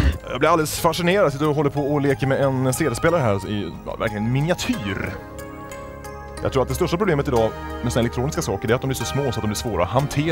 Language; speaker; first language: Swedish; native; Swedish